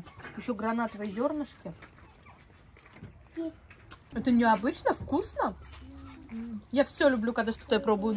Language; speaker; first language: Russian; native; Russian